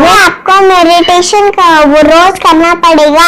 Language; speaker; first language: Hindi; native; Hindi